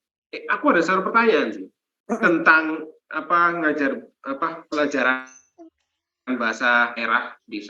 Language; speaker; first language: Indonesian; non-native, fluent; English